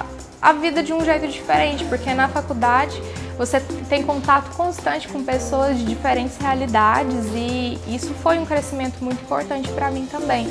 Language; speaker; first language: Portuguese; native; Portuguese